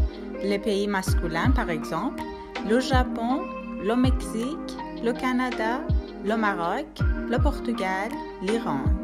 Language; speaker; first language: French; non-native, fluent; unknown